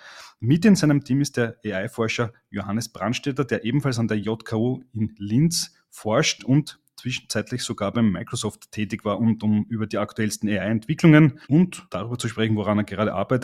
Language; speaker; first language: German; native; German